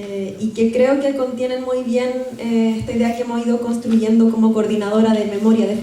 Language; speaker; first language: Spanish; native; Spanish